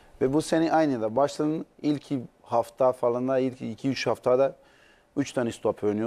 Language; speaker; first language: Turkish; non-native, learner; Portuguese